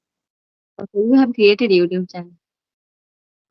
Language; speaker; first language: English; non-native, learner; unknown